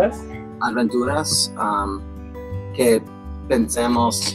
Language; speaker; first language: Spanish; non-native, learner; English